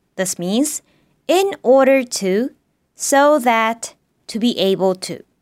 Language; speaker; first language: English; non-native, fluent; Japanese